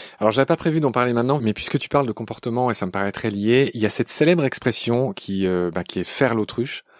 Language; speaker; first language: French; native; French